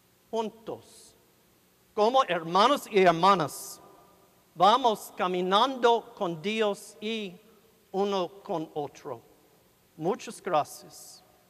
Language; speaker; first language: Spanish; non-native, learner; English